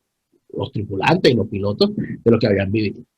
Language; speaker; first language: Spanish; native; Spanish